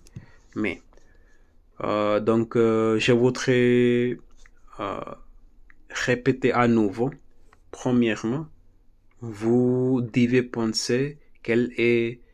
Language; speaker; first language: French; non-native, learner; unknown